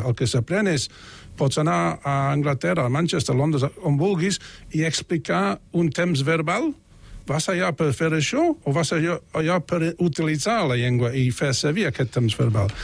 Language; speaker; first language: Catalan; non-native, fluent; English